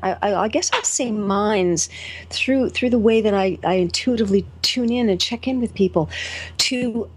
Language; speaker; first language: English; native; English